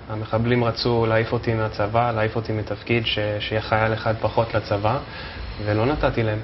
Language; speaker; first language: Hebrew; non-native, fluent; English